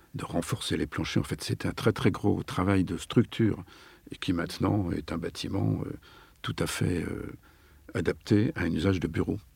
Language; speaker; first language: French; native; French